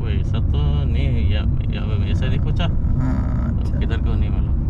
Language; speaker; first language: Hindi; non-native, learner; Bangla